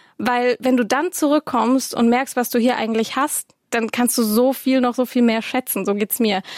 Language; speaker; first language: German; native; German